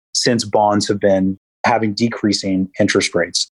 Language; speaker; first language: English; native; English